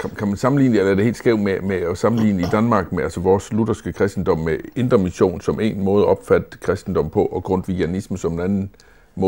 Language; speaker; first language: Danish; native; Danish